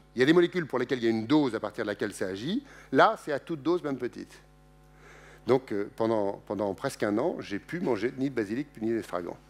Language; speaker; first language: French; native; French